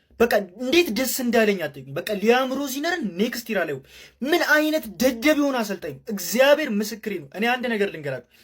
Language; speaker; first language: Amharic; native; Amharic